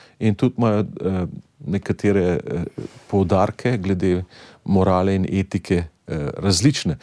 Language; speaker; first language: Slovenian; native; Slovenian